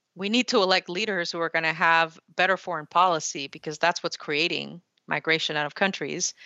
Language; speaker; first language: English; early bilingual, other home language; Spanish